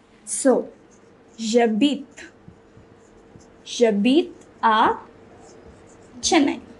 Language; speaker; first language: French; non-native, fluent; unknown